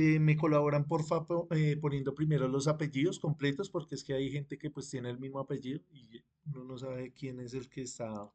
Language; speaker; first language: Spanish; native; Spanish